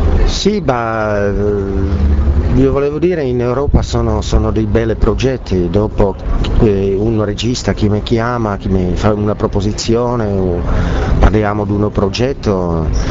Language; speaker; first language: Italian; non-native, learner; Czech